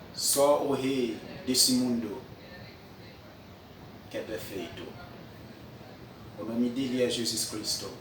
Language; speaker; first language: Portuguese; non-native, fluent; French